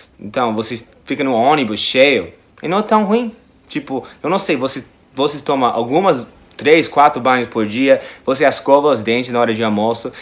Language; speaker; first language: Portuguese; non-native, fluent; English